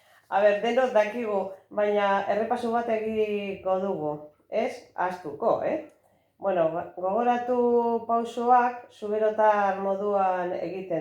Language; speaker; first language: Basque; non-native, local second language; Spanish